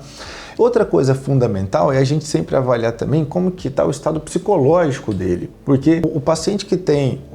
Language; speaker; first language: Portuguese; native; Portuguese